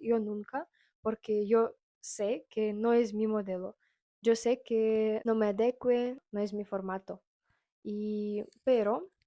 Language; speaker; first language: Spanish; non-native, fluent; Russian